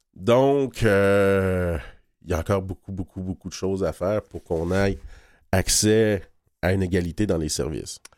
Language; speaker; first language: French; native; French